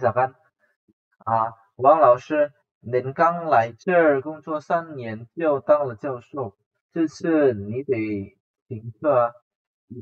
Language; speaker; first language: Chinese; non-native, fluent; Indonesian